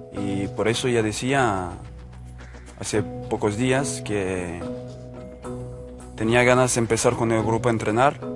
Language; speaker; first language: Spanish; non-native, fluent; French